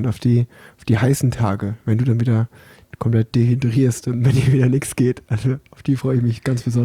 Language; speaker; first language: German; native; German